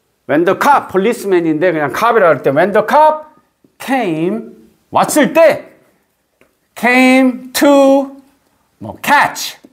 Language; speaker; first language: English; non-native, fluent; Korean